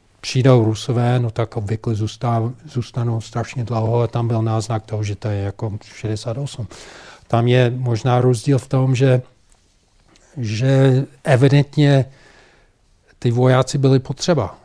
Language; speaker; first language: Czech; non-native, fluent; English